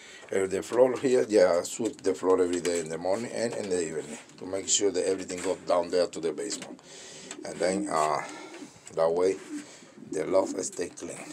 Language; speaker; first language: English; non-native, learner; Spanish